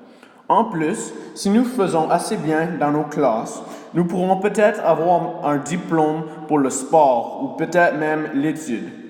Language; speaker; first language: French; early bilingual, other home language; English